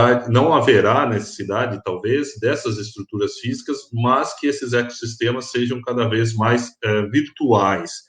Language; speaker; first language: Portuguese; native; Portuguese